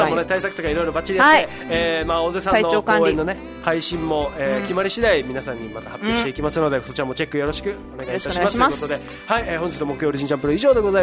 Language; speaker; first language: Japanese; native; Japanese